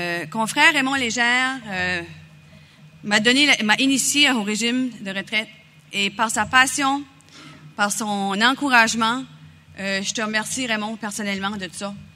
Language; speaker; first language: French; native; French